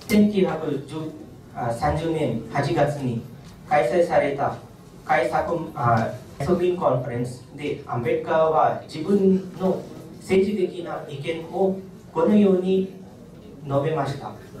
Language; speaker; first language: Japanese; non-native, fluent; Marathi